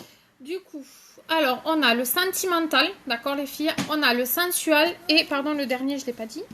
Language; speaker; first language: French; native; French